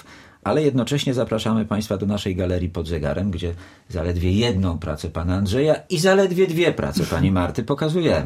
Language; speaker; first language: Polish; native; Polish